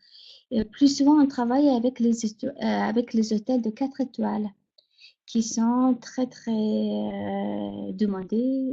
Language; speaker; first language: French; non-native, fluent; Mongolian